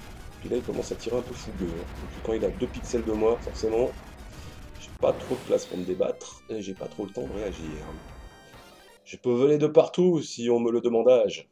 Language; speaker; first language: French; native; French